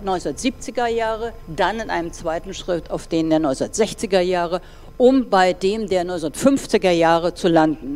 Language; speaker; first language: German; native; German